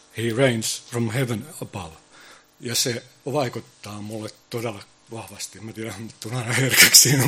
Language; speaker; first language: Finnish; early bilingual, heritage; Finnish